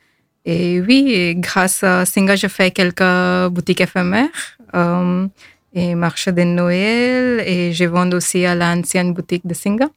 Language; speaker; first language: French; non-native, learner; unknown